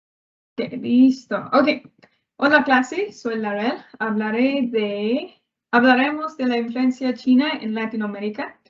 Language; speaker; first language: Spanish; non-native, learner; English